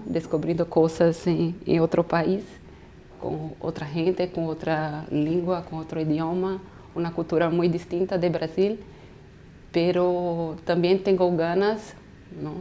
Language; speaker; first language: Spanish; non-native, fluent; Portuguese